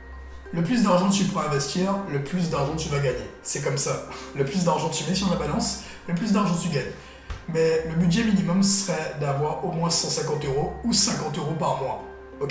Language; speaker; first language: French; native; French